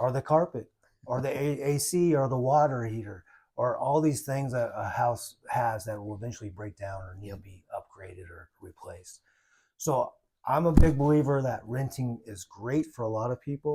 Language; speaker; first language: English; native; English